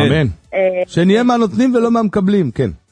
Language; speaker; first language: Hebrew; native; Hebrew